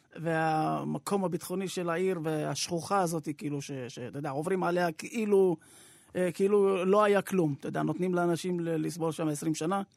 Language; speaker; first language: Hebrew; native; Hebrew